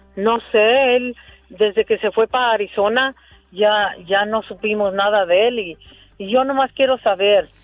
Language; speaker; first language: Spanish; early bilingual, heritage; Spanish